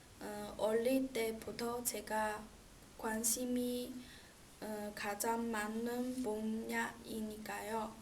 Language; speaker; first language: Korean; non-native, learner; Chinese